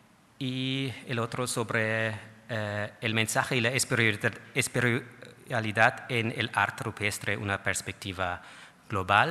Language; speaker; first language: Spanish; non-native, fluent; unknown